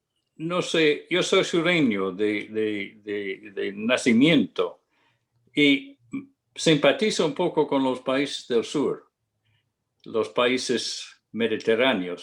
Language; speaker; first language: Spanish; non-native, fluent; English